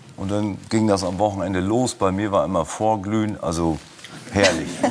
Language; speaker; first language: German; native; German